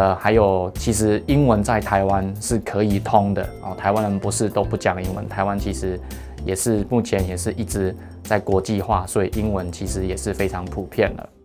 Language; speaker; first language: Chinese; early bilingual, heritage; Chinese